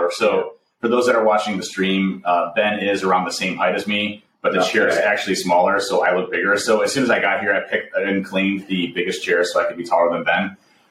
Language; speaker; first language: English; native; English